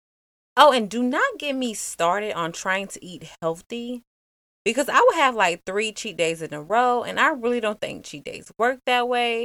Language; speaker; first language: English; native; English